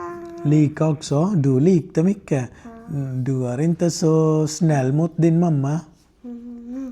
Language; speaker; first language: Swedish; non-native, learner; Malayalam